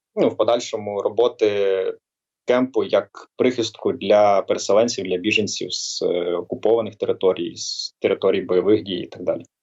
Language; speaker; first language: Ukrainian; native; Ukrainian